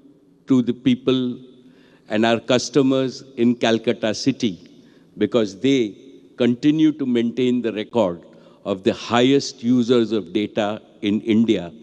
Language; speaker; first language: English; non-native, local second language; Gujarati